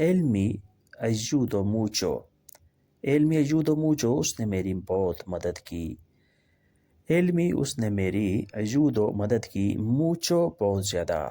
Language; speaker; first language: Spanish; non-native, learner; Urdu